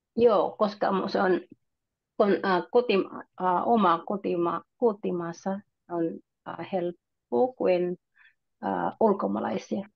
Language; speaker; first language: Finnish; non-native, learner; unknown